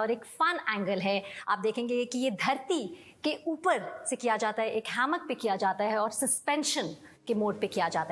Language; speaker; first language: Hindi; native; Hindi